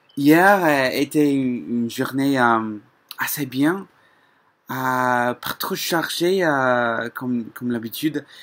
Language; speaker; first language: French; non-native, learner; English